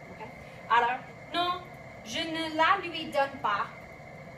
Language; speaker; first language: French; non-native, fluent; English